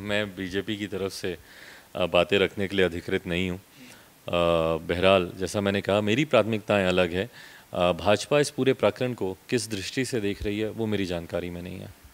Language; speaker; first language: Hindi; native; Hindi